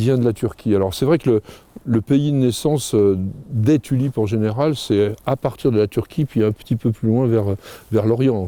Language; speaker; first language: French; native; French